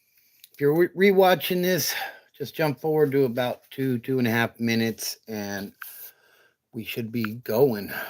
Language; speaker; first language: English; native; English